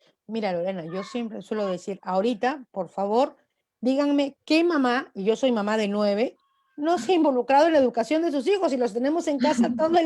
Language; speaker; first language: Spanish; native; Spanish